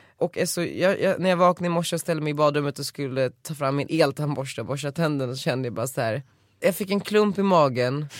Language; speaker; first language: Swedish; native; Swedish